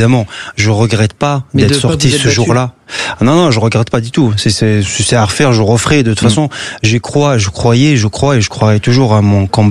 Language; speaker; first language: French; non-native, local second language; Kabyle